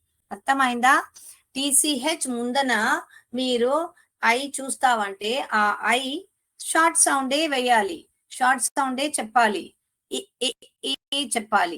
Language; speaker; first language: Telugu; non-native, learner; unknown